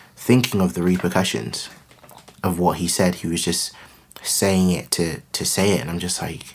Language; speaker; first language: English; native; English